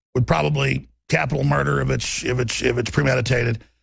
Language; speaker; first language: English; native; English